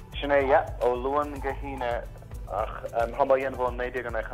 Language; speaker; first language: Irish; native; Irish